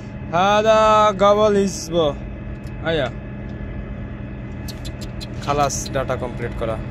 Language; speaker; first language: Arabic; non-native, learner; Bangla